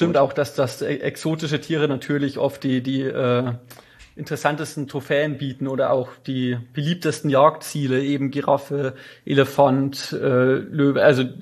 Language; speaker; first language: German; native; German